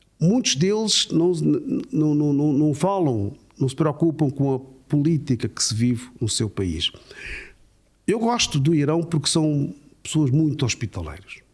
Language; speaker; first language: Portuguese; native; Portuguese